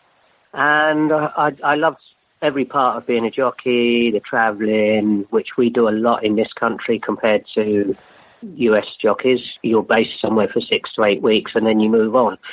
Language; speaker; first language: English; native; English